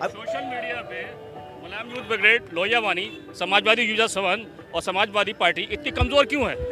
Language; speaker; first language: Hindi; native; Hindi